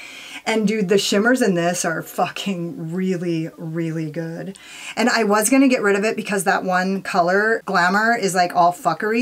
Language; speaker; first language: English; native; English